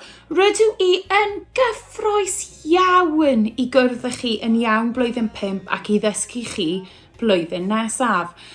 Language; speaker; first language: Welsh; native; Welsh